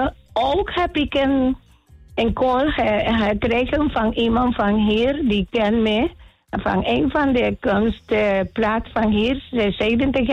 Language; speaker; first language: Dutch; non-native, learner; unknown